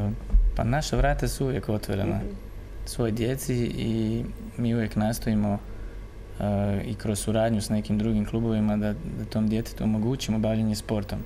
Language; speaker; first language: Croatian; native; Croatian